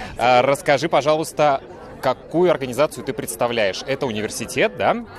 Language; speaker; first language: Russian; native; Russian